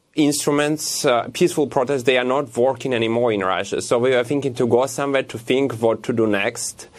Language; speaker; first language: English; non-native, fluent; Russian